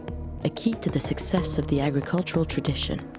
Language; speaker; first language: English; native; English